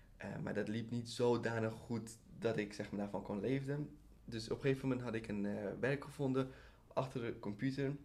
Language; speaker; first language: Dutch; early bilingual, other home language; Persian